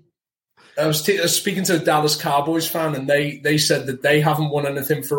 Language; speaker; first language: English; native; English